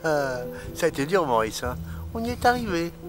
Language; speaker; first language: French; native; French